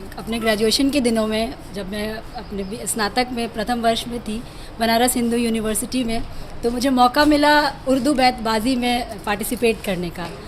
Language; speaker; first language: Hindi; native; Hindi